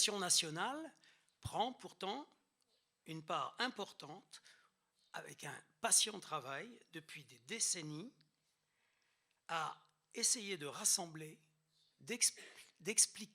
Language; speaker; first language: French; native; French